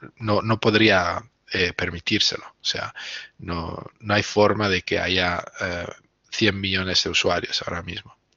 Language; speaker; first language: Spanish; non-native, fluent; Italian